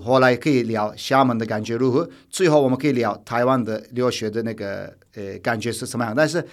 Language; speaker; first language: Chinese; non-native, fluent; Turkish